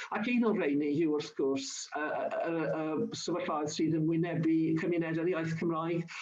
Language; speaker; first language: Welsh; non-native, local second language; English